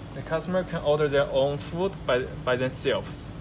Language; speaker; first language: English; non-native, learner; Chinese